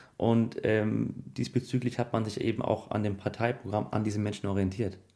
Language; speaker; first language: German; early bilingual, other home language; Arabic